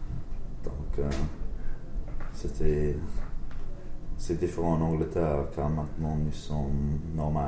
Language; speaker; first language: French; non-native, learner; English